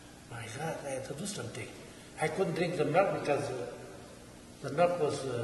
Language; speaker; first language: English; non-native, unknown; Portuguese